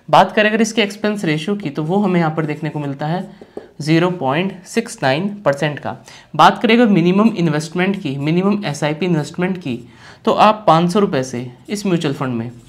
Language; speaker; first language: Hindi; native; Hindi